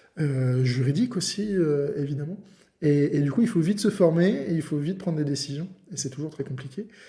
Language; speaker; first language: French; native; French